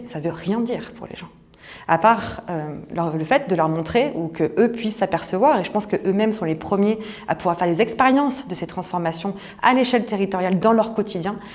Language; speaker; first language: French; native; French